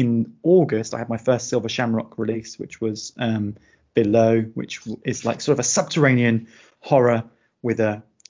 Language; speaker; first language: English; native; English